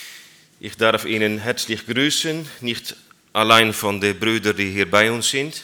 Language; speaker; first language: German; non-native, learner; Dutch